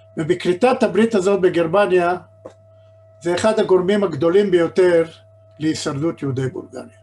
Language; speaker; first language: Hebrew; native; Hebrew